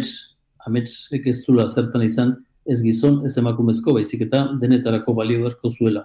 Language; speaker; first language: Basque; native; Basque